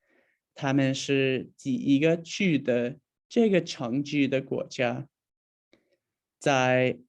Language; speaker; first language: Chinese; non-native, learner; English